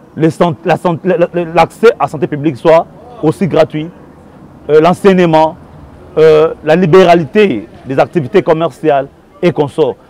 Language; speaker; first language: French; non-native, local second language; Lingala